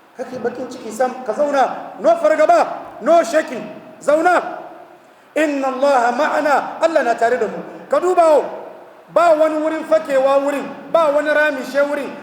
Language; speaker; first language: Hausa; native; Hausa